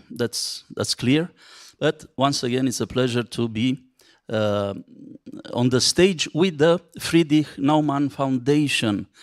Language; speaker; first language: English; non-native, fluent; Romanian